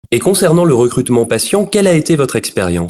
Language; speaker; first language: French; native; French